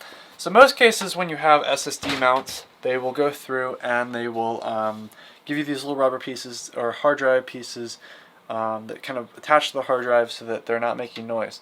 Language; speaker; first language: English; native; English